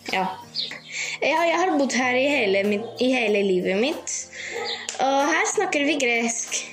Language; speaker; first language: Norwegian; early bilingual, heritage; Greek